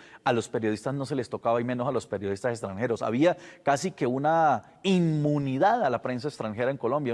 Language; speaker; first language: Spanish; native; Spanish